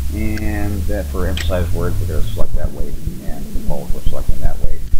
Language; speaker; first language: English; native; English